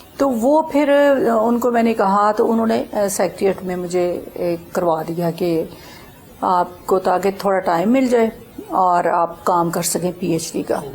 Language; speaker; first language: Urdu; non-native, local second language; Punjabi